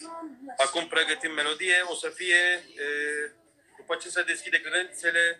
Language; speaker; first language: Romanian; non-native, fluent; Turkish